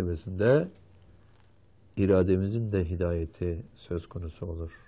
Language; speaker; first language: Turkish; native; Turkish